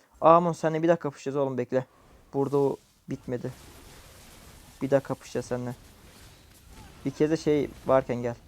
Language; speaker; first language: Turkish; native; Turkish